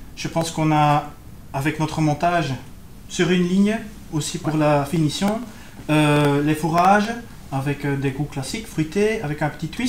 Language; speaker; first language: French; native; French